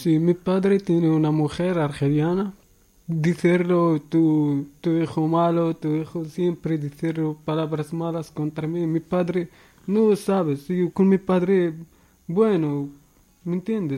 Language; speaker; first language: Spanish; non-native, learner; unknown